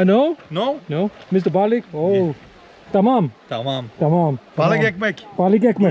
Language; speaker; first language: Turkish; non-native, learner; Korean